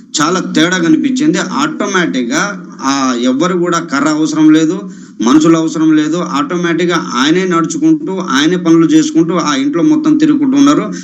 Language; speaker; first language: Telugu; non-native, local second language; Lambadi